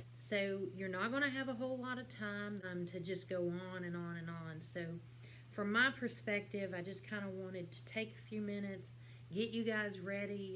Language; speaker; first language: English; native; English